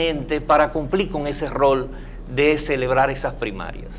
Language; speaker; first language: Spanish; native; Spanish